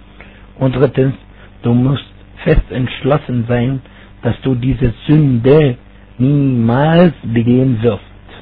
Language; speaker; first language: German; non-native, fluent; Arabic